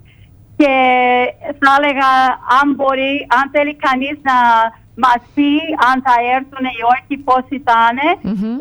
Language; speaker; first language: Greek; early bilingual, heritage; Greek